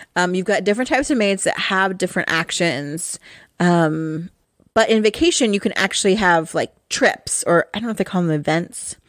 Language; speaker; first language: English; native; English